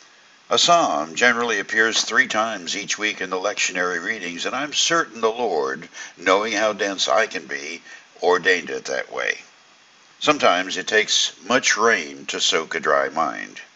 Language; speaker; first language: English; native; English